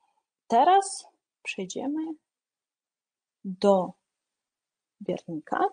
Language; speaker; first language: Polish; non-native, fluent; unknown